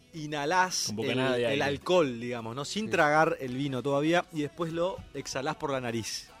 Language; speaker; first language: Spanish; native; Spanish